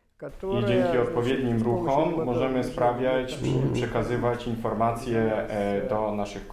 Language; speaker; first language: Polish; non-native, fluent; Russian